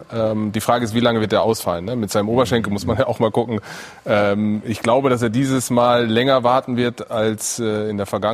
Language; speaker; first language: German; native; German